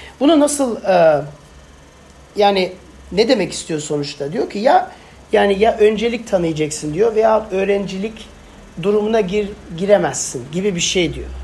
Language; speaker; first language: Turkish; non-native, fluent; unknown